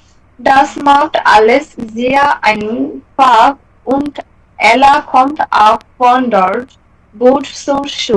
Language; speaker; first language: German; non-native, learner; Bangla